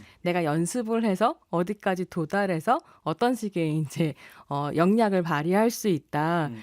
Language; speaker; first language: Korean; native; Korean